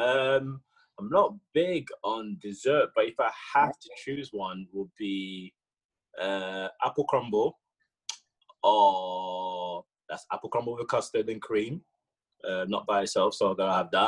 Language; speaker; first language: English; early bilingual, other home language; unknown